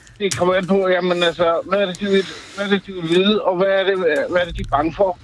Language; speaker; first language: Danish; early bilingual, other home language; Urdu